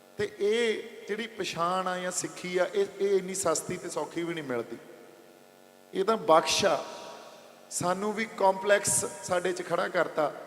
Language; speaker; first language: Punjabi; native; Punjabi